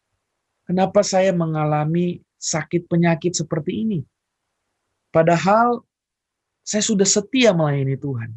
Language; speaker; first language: Indonesian; native; Indonesian